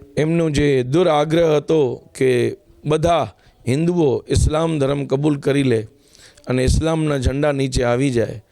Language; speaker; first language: Gujarati; non-native, local second language; Sindhi